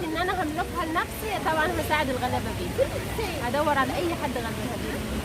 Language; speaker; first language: Arabic; native; Arabic